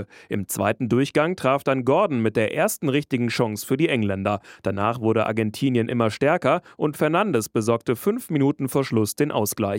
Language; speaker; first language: German; native; German